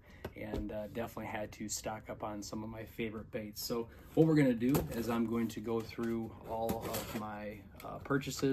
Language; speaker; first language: English; native; English